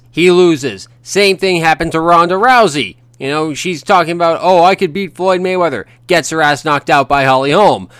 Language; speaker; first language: English; native; English